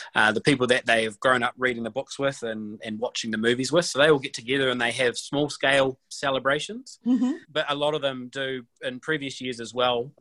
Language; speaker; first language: English; native; English